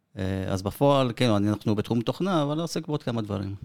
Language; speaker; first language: Hebrew; early bilingual, other home language; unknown